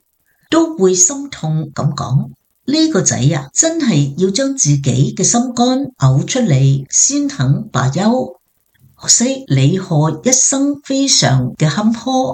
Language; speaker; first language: Chinese; native; Chinese